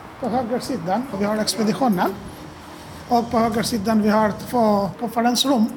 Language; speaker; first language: Swedish; non-native, fluent; Arabic